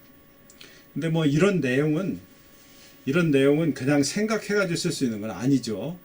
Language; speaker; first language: Korean; native; Korean